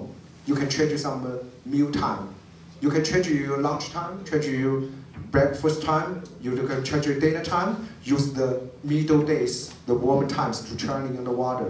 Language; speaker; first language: English; non-native, learner; Chinese